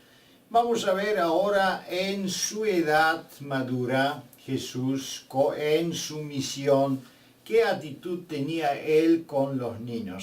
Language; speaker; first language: Spanish; non-native, fluent; Bulgarian